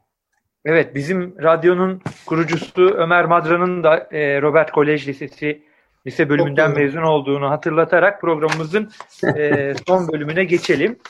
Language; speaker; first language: Turkish; native; Turkish